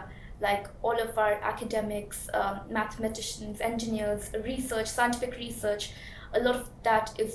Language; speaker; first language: English; non-native, local second language; Hindi